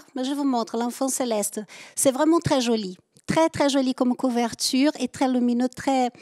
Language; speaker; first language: French; native; French